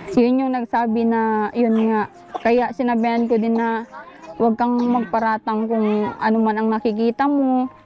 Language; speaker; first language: Filipino; native; Filipino